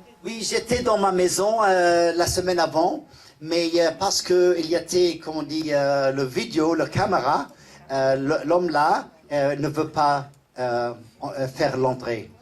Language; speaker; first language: French; non-native, learner; English